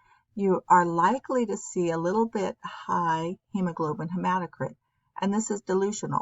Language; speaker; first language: English; native; English